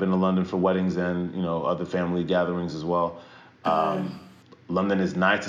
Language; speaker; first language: English; early bilingual, other home language; French